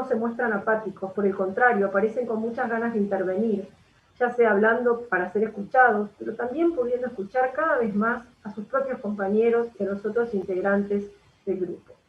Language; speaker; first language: Spanish; native; Spanish